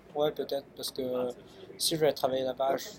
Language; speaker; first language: French; early bilingual, other home language; Chinese